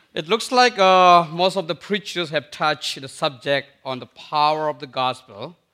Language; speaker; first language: English; non-native, fluent; Burmese